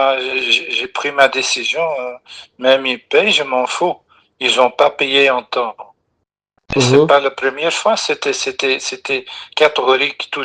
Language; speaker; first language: French; non-native, local second language; Dutch